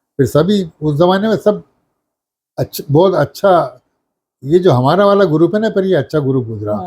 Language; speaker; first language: Urdu; native; Urdu